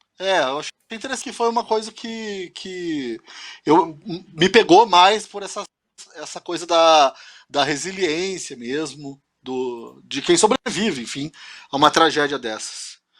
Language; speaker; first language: Portuguese; native; Portuguese